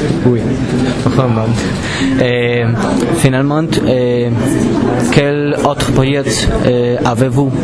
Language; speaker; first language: French; non-native, learner; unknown